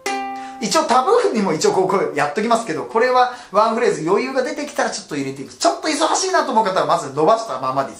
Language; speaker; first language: Japanese; native; Japanese